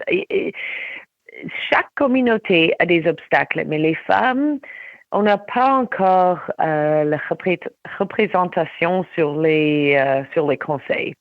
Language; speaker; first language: French; non-native, local second language; English